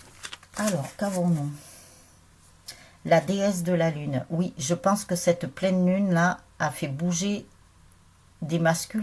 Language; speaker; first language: French; native; French